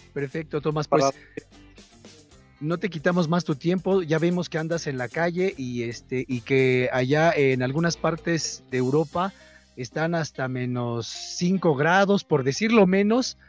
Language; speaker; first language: Spanish; native; Spanish